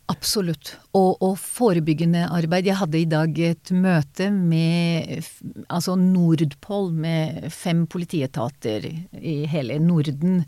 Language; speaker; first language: Norwegian; non-native, fluent; Hebrew